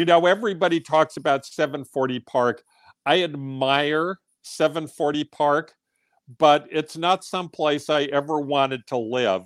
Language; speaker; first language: English; native; English